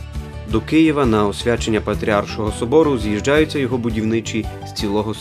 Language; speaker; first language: Ukrainian; native; Ukrainian